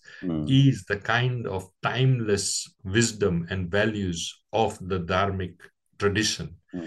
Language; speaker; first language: English; non-native, local second language; Gujarati